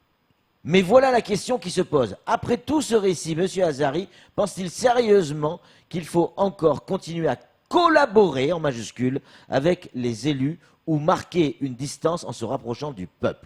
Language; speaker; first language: French; native; French